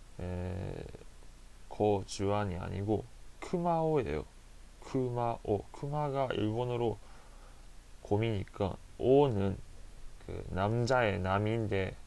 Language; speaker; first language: Korean; non-native, learner; Japanese